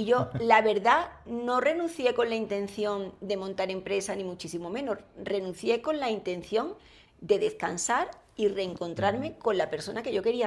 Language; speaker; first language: Spanish; native; Spanish